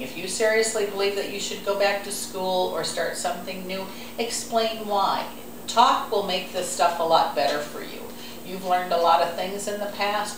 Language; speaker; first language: English; native; English